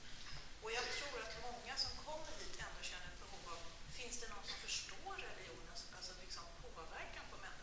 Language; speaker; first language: Swedish; native; Swedish